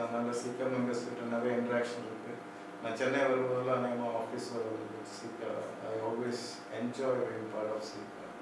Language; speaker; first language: Tamil; non-native, local second language; Malayalam